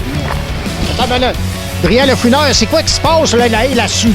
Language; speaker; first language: French; native; French